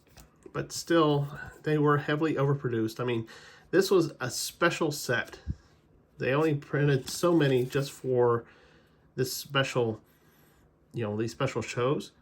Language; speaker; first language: English; native; English